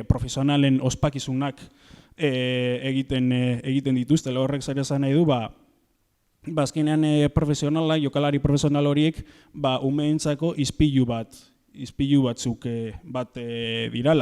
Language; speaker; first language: Basque; native; Basque